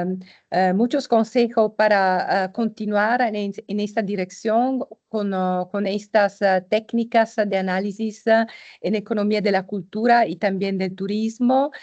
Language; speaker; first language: Spanish; non-native, fluent; Italian